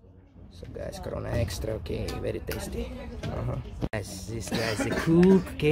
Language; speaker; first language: English; non-native, learner; Russian